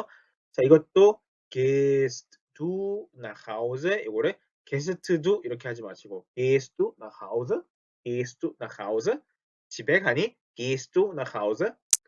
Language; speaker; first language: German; non-native, fluent; Korean